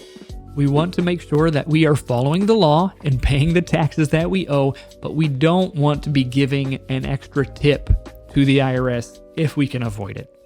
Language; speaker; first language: English; native; English